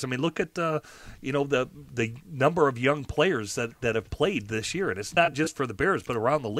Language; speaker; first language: English; native; English